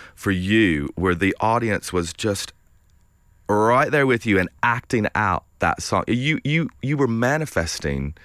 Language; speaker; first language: English; native; English